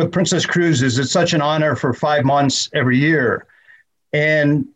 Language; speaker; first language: English; native; English